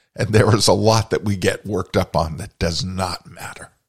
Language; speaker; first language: English; native; English